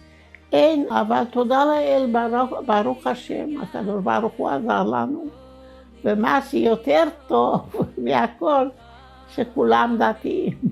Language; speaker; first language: Hebrew; non-native, fluent; Romanian